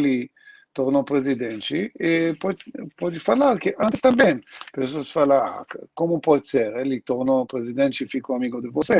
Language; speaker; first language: Portuguese; non-native, learner; Hebrew